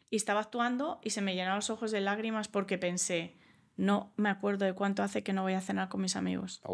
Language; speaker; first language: Spanish; early bilingual, other home language; English